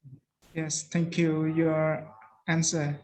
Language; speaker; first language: English; non-native, learner; Khmer